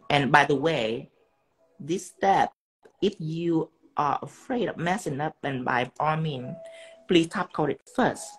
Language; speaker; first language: English; non-native, fluent; Vietnamese